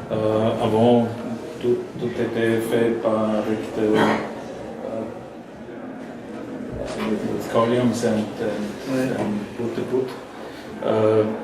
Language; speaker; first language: French; non-native, learner; German